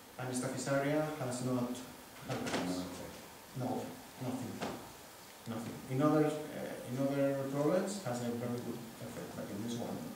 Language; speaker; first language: English; non-native, fluent; Spanish